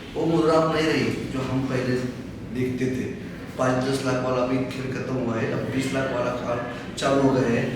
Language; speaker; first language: Hindi; non-native, local second language; Marathi